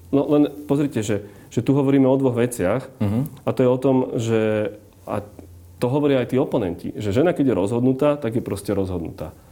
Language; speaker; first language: Slovak; native; Slovak